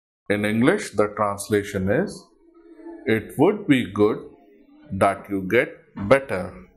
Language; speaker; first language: English; non-native, local second language; Hindi